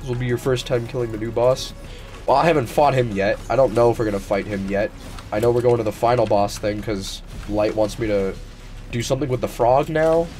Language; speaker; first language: English; native; English